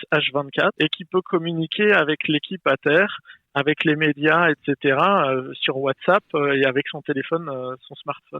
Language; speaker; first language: French; native; French